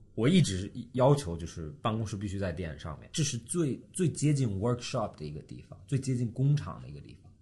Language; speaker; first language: Chinese; early bilingual, heritage; Chinese